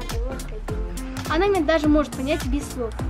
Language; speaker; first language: Russian; native; Russian